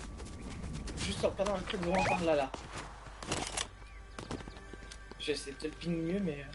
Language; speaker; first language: French; native; French